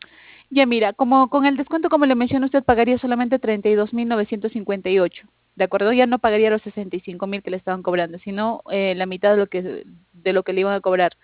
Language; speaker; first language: Spanish; native; Spanish